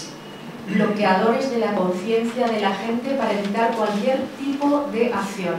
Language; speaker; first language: Spanish; native; Spanish